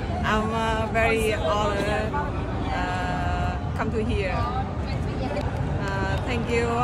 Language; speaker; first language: English; non-native, learner; Vietnamese